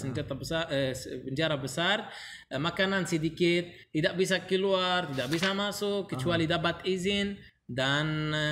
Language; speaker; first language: Indonesian; non-native, learner; Arabic